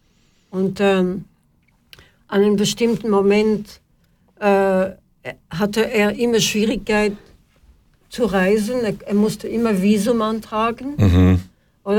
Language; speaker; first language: German; non-native, fluent; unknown